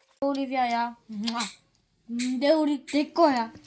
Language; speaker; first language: Korean; early bilingual, heritage; Korean